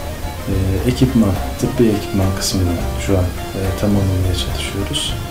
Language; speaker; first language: Turkish; native; Turkish